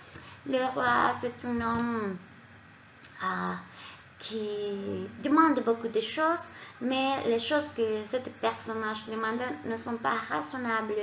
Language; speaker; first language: French; non-native, learner; Spanish